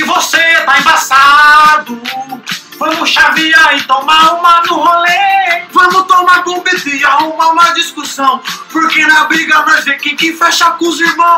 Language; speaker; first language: Portuguese; native; Portuguese